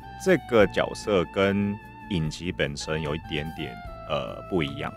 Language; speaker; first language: Chinese; non-native, fluent; Japanese